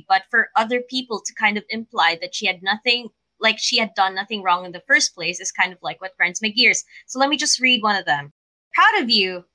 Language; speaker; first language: English; non-native, local second language; Filipino